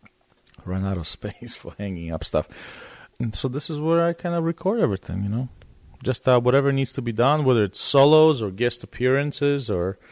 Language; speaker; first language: English; non-native, fluent; Polish